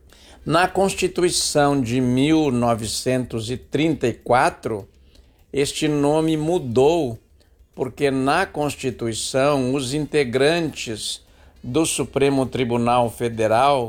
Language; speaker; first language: Portuguese; native; Portuguese